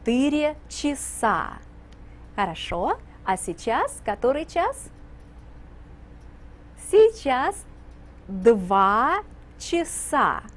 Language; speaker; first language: Russian; non-native, fluent; English